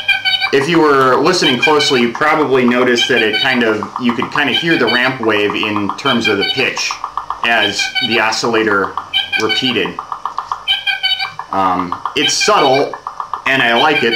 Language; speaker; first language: English; native; English